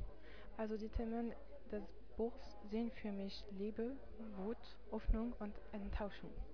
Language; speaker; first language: German; non-native, learner; French